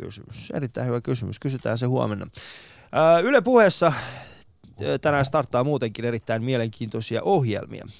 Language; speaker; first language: Finnish; early bilingual, other home language; Persian